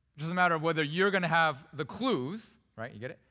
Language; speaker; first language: English; early bilingual, other home language; Korean